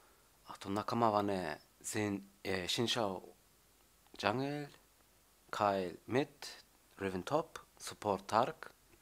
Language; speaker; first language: Japanese; non-native, learner; German